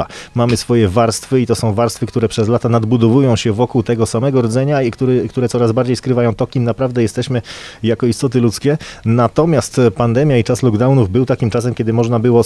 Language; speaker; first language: Polish; native; Polish